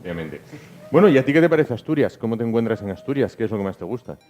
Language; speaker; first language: Spanish; native; Spanish